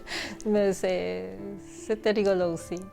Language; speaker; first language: French; non-native, fluent; Spanish